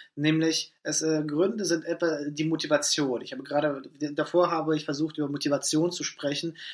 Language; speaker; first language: German; non-native, fluent; Russian